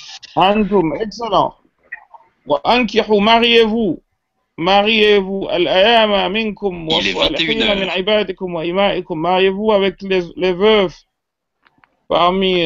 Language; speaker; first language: Arabic; non-native, fluent; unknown